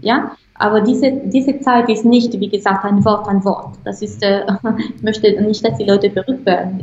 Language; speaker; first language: German; non-native, fluent; Italian